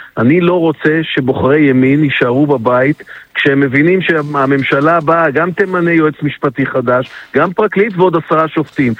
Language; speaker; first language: Hebrew; native; Hebrew